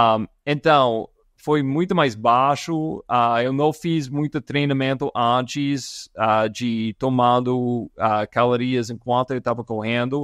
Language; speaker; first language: Portuguese; non-native, fluent; English